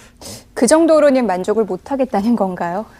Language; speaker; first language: Korean; native; Korean